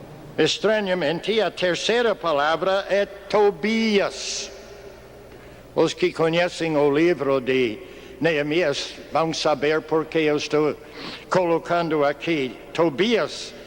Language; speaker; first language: Portuguese; non-native, fluent; English